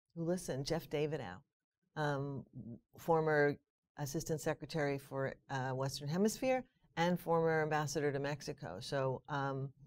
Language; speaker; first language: English; native; English